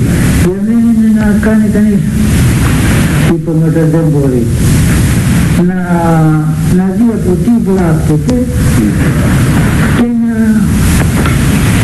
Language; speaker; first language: Greek; native; Greek